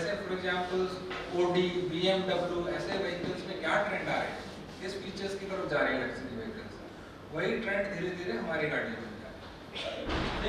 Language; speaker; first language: Hindi; native; Hindi